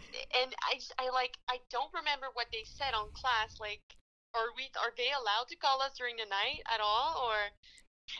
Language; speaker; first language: English; non-native, fluent; French